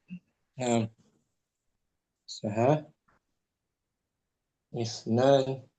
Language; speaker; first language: Arabic; non-native, learner; Indonesian